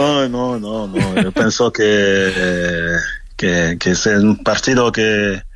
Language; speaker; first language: Spanish; non-native, learner; French